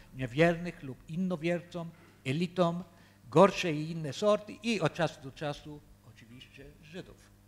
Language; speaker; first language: Polish; early bilingual, heritage; Polish